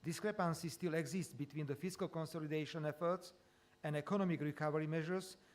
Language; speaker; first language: English; non-native, fluent; Slovak